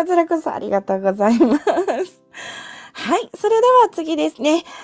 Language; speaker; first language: Japanese; non-native, fluent; Filipino